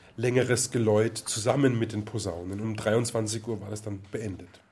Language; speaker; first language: German; native; German